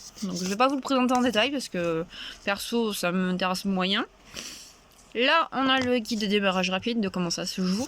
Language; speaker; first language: French; native; French